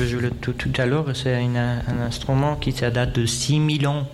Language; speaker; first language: French; non-native, fluent; Persian